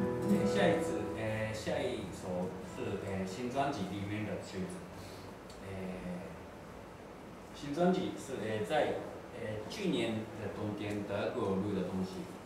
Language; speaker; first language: Chinese; non-native, learner; Japanese